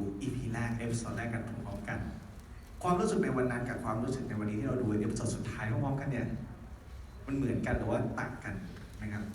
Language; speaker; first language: Thai; native; Thai